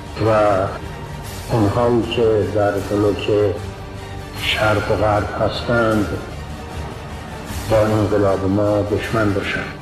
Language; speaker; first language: Persian; native; Persian